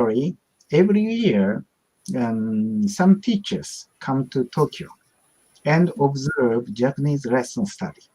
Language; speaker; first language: English; non-native, learner; Japanese